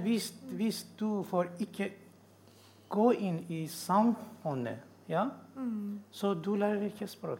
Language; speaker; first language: Norwegian; non-native, learner; Persian